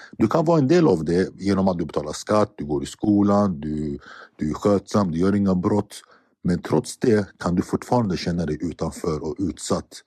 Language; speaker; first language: Swedish; early bilingual, other home language; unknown